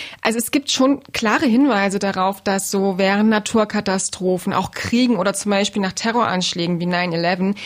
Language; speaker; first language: German; native; German